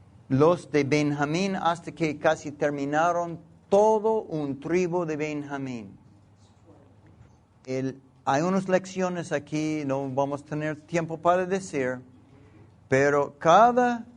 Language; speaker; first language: Spanish; non-native, learner; English